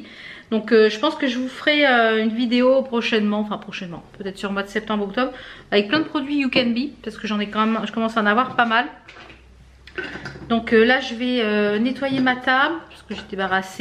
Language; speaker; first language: French; native; French